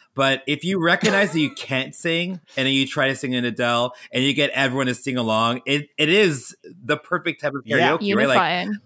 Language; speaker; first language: English; native; English